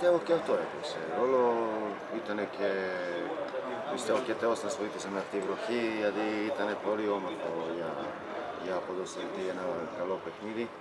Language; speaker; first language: Greek; non-native, fluent; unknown